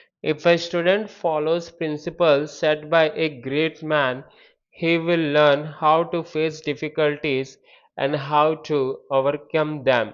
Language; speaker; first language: English; non-native, local second language; Telugu